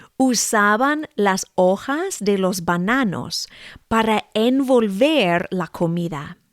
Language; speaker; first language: Spanish; non-native, fluent; English